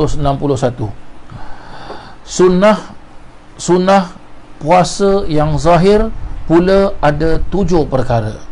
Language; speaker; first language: Malay; native; Malay